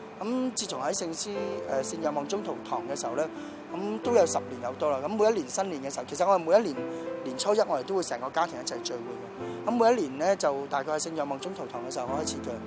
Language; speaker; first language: Cantonese; native; Cantonese